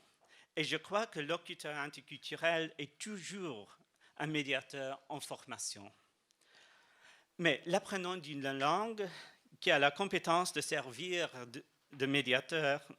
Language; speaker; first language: French; non-native, fluent; English